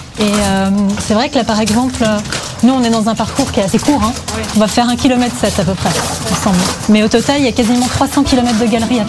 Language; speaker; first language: French; native; French